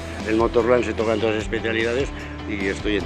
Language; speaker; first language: Spanish; native; Spanish